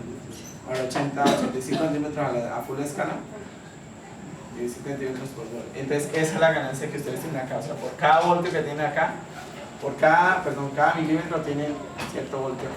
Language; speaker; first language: Spanish; native; Spanish